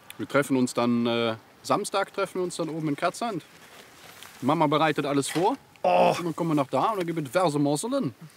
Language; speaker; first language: German; native; German